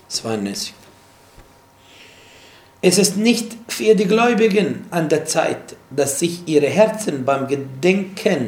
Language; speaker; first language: German; non-native, fluent; Arabic